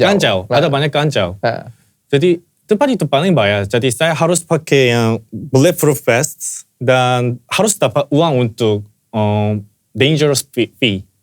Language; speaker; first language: Indonesian; non-native, fluent; Korean